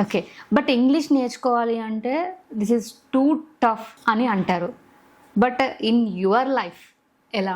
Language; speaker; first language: Telugu; native; Telugu